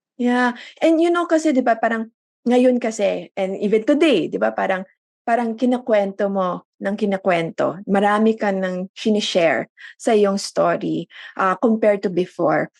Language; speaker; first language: Filipino; native; Filipino